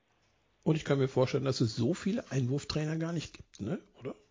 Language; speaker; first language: German; native; German